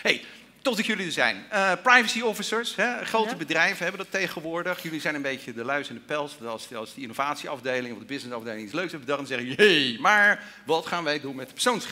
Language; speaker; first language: Dutch; native; Dutch